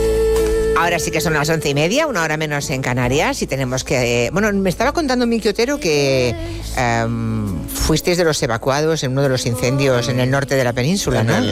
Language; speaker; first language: Spanish; native; Spanish